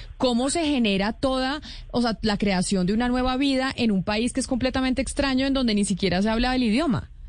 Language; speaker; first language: Spanish; native; Spanish